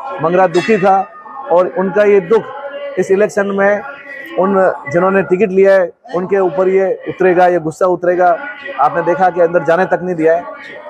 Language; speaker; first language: Hindi; non-native, local second language; Marwari